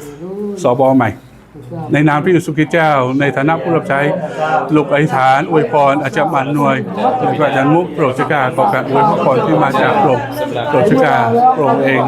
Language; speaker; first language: Thai; native; Thai